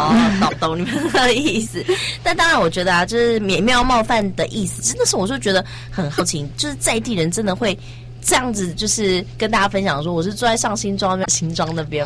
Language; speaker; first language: Chinese; native; Chinese